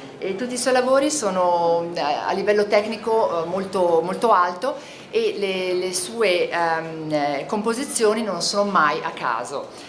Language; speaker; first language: Italian; native; Italian